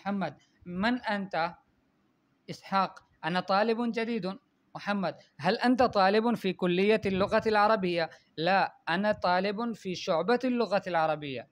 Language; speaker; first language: Arabic; non-native, fluent; Urdu